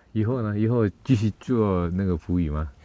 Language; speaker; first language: Chinese; non-native, fluent; Korean